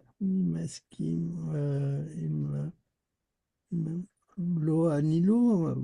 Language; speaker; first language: Hebrew; non-native, learner; French